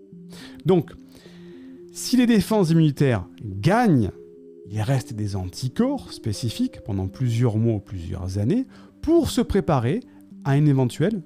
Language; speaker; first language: French; native; French